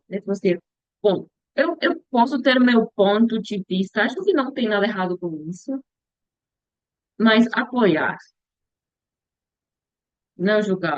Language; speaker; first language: Portuguese; non-native, learner; Spanish